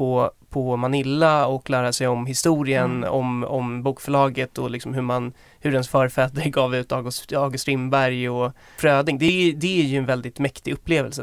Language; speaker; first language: Swedish; native; Swedish